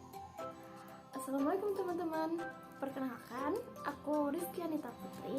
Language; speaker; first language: Indonesian; native; Indonesian